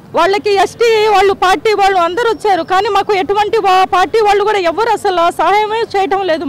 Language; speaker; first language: Telugu; non-native, local second language; Urdu